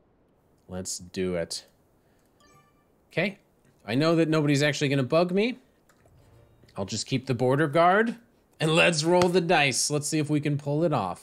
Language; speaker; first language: English; native; English